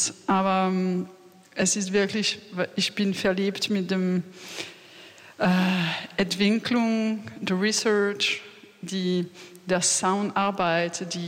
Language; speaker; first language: German; non-native, learner; French